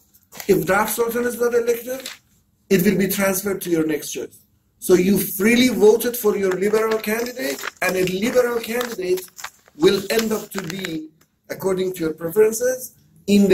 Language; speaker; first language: English; non-native, fluent; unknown